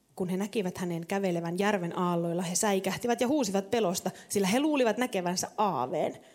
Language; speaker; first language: Finnish; native; Finnish